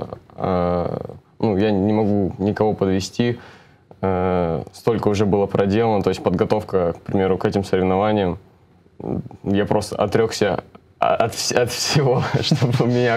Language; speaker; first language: Russian; native; Russian